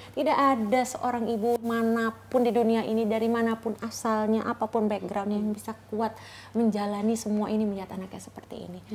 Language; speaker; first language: Indonesian; native; Indonesian